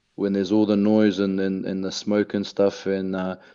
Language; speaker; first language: English; native; English